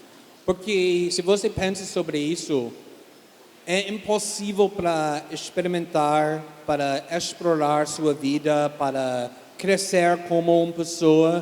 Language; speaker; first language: Portuguese; non-native, fluent; English